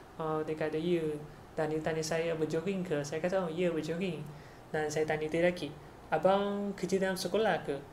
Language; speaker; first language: Malay; non-native, local second language; Chinese